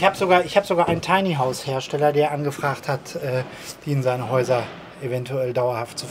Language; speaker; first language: German; native; German